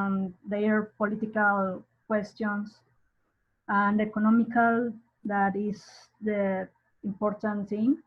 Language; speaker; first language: English; non-native, learner; Spanish